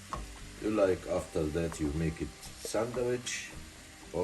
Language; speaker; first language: English; non-native, learner; Arabic